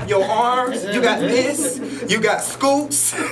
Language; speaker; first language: English; native; English